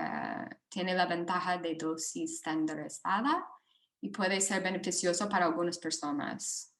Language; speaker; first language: Spanish; non-native, fluent; English